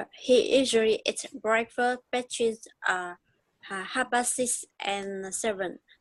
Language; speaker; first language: English; non-native, learner; Vietnamese